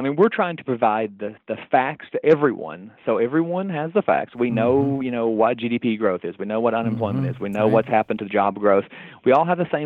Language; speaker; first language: English; native; English